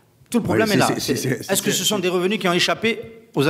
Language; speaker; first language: French; non-native, local second language; Arabic